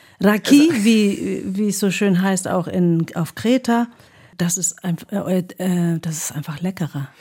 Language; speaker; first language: German; early bilingual, other home language; Greek